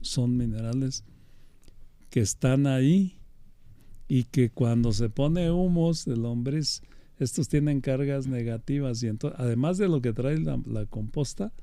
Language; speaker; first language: Spanish; native; Spanish